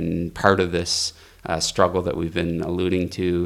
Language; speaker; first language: English; native; English